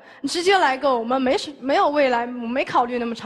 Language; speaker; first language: Chinese; native; Chinese